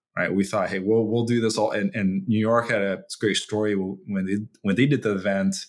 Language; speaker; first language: English; early bilingual, other home language; Chinese